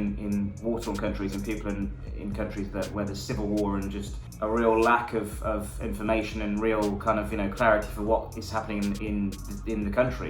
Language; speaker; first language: English; native; English